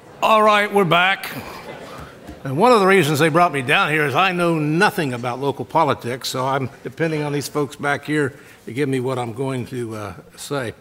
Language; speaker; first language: English; native; English